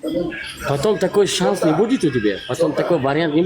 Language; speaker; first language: Russian; non-native, local second language; Uzbek